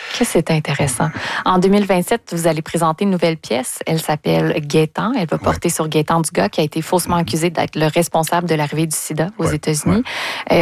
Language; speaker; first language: French; native; French